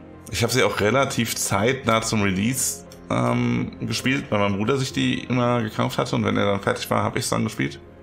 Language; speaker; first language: German; native; German